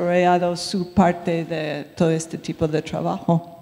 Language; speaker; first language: Spanish; non-native, fluent; English